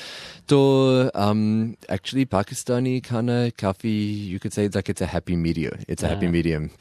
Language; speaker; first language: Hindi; non-native, learner; English